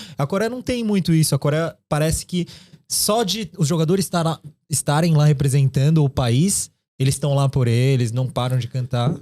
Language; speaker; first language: Portuguese; early bilingual, other home language; Korean